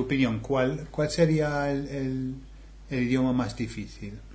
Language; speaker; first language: Spanish; non-native, fluent; English